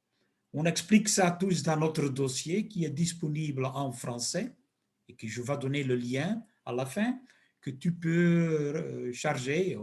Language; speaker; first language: French; non-native, local second language; Dutch